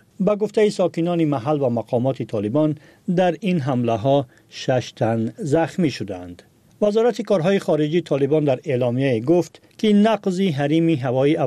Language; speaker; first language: Persian; native; Persian